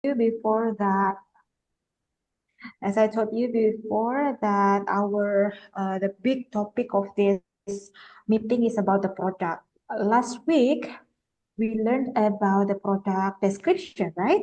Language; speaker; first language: English; non-native, fluent; Indonesian